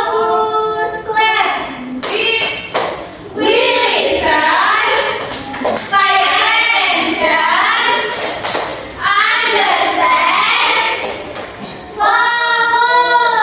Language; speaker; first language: English; non-native, learner; Indonesian